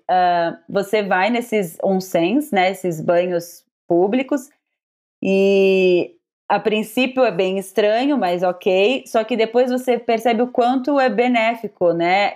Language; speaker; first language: Portuguese; native; Portuguese